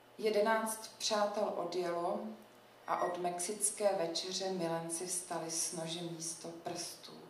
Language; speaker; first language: Czech; native; Czech